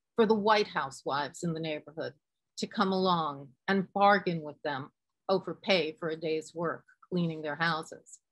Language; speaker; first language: English; native; English